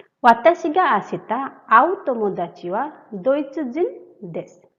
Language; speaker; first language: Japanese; non-native, fluent; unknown